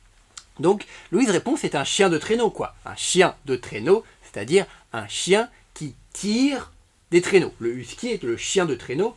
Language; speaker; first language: French; native; French